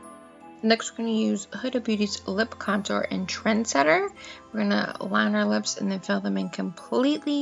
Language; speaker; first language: English; native; English